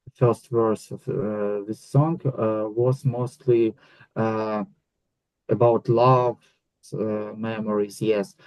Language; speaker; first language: English; non-native, learner; Ukrainian